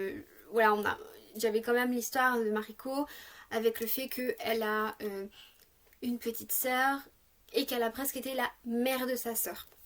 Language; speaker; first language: French; native; French